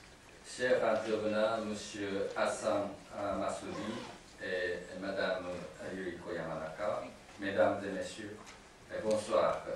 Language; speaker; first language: French; non-native, fluent; Japanese